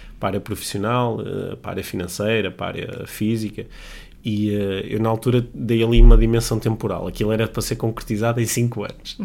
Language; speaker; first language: Portuguese; native; Portuguese